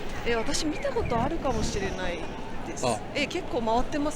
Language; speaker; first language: Japanese; native; Japanese